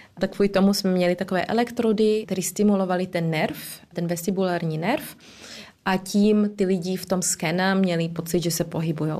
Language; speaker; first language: Czech; early bilingual, heritage; Czech